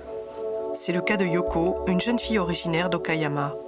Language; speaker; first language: French; native; French